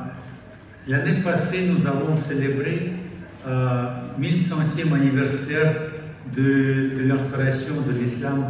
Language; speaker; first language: French; non-native, fluent; Russian